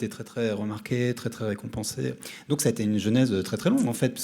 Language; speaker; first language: French; native; French